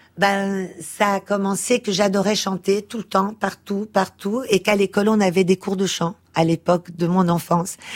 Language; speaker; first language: French; early bilingual, other home language; Portuguese